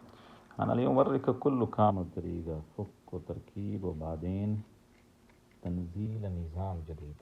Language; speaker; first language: Arabic; non-native, learner; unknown